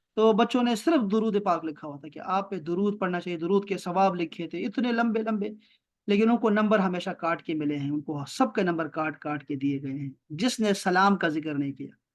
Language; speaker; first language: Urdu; non-native, local second language; Pashto